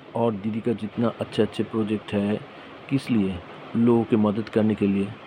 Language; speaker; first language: Hindi; non-native, local second language; Bangla